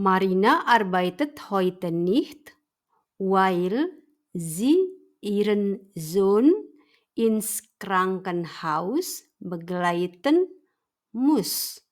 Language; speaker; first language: German; non-native, fluent; Indonesian